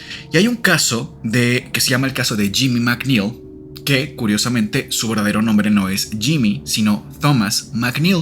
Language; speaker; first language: Spanish; native; Spanish